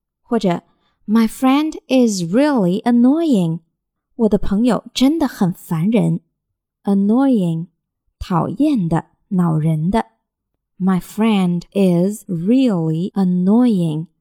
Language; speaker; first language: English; non-native, fluent; Chinese